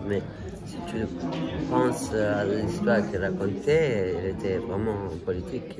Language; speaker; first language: French; non-native, fluent; Italian